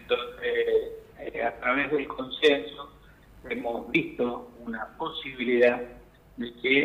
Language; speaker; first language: Spanish; native; Spanish